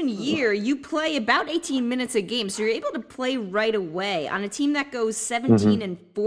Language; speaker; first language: English; native; English